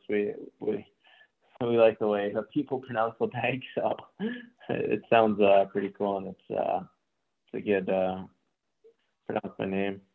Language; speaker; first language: English; native; English